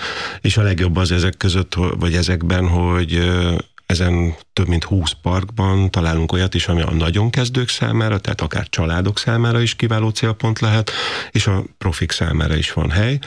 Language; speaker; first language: Hungarian; native; Hungarian